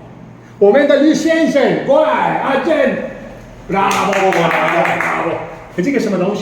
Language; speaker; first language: Chinese; non-native, fluent; Italian